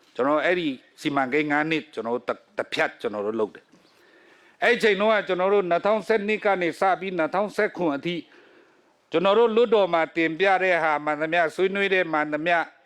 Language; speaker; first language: Burmese; non-native, local second language; Pa'o Karen